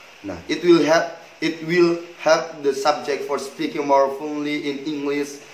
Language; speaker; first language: English; non-native, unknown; Indonesian